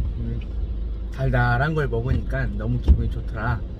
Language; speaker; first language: Korean; native; Korean